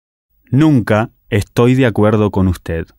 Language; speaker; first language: Spanish; non-native, learner; English